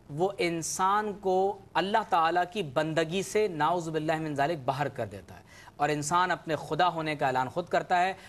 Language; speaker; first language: Urdu; native; Urdu